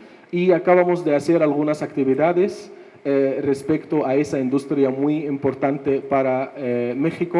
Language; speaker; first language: Spanish; non-native, fluent; Arabic